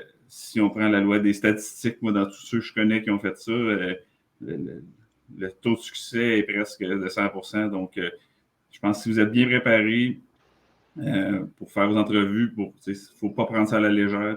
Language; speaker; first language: French; native; French